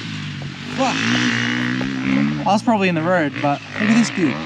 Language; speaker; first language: English; native; English